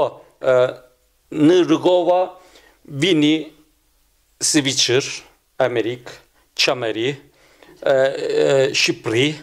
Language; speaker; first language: Albanian; non-native, learner; Turkish